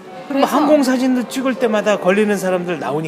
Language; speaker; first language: Korean; native; Korean